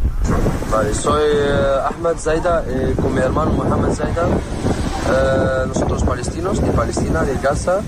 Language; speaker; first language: Spanish; non-native, learner; Arabic